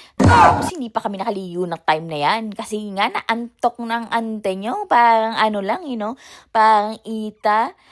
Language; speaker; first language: Filipino; native; Filipino